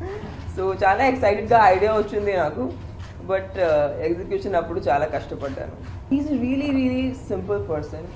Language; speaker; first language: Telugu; non-native, fluent; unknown